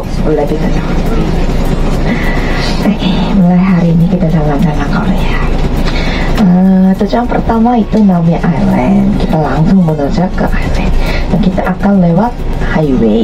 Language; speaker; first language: Indonesian; non-native, fluent; Korean